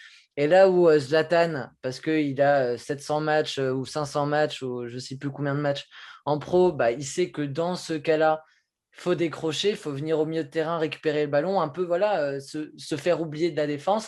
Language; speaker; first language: French; native; French